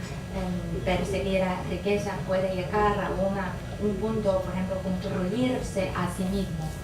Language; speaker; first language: Spanish; non-native, fluent; Chinese